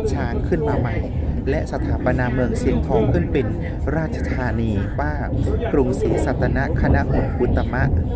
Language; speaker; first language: Thai; native; Thai